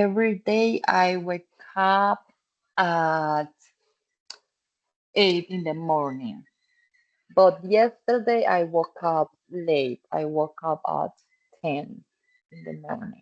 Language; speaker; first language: English; non-native, fluent; Spanish